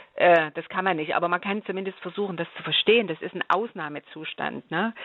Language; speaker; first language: German; native; German